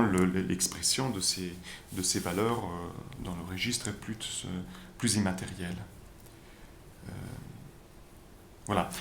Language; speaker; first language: French; native; French